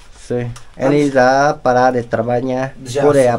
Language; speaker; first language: Portuguese; non-native, learner; Vietnamese